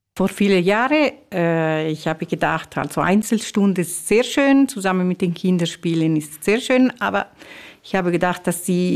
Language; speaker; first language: German; non-native, learner; Italian